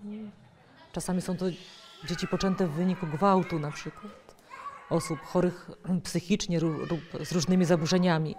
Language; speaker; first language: Polish; native; Polish